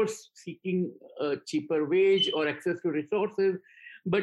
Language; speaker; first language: English; non-native, local second language; Gujarati